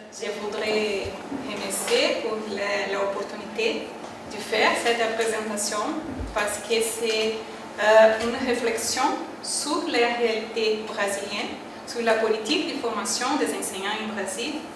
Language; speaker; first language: French; non-native, learner; Portuguese